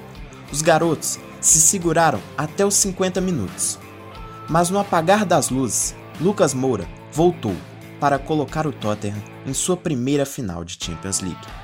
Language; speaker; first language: Portuguese; native; Portuguese